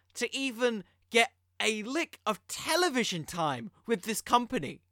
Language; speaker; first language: English; native; English